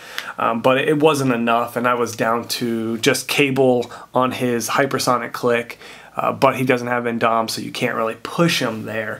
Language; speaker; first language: English; native; English